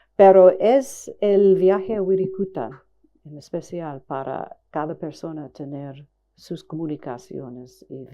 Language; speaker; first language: Spanish; non-native, fluent; English